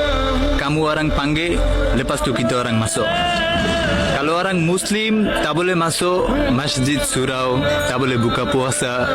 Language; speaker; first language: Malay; non-native, learner; Bangla